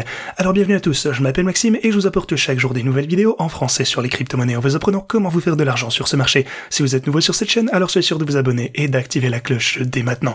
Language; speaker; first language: French; native; French